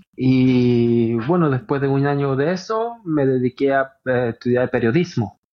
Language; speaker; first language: Spanish; early bilingual, heritage; Norwegian